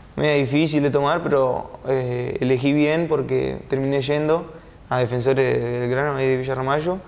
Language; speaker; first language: Spanish; native; Spanish